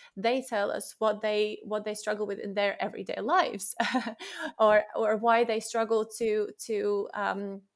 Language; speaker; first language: English; non-native, fluent; Latvian